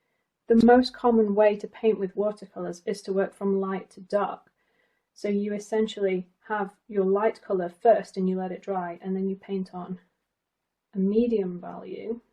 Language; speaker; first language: English; native; English